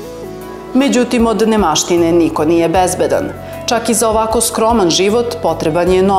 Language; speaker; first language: Serbian; native; Serbian